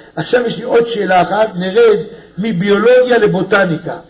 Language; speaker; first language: Hebrew; native; Hebrew